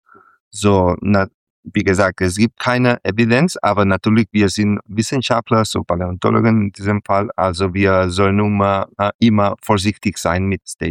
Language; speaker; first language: German; non-native, fluent; Catalan